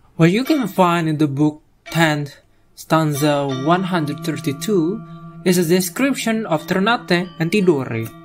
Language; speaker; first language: English; non-native, fluent; Indonesian